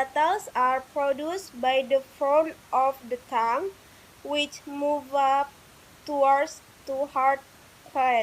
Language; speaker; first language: English; non-native, learner; Indonesian